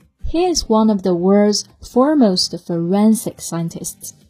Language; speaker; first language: English; non-native, fluent; Chinese